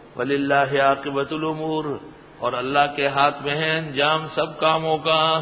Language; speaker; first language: Urdu; non-native, local second language; Pashto